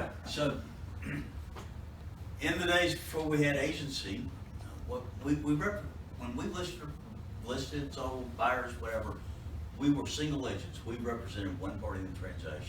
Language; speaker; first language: English; native; English